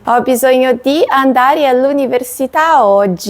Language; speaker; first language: Italian; non-native, fluent; Portuguese